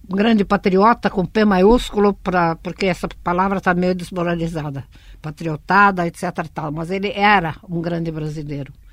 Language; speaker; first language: Portuguese; early bilingual, other home language; Russian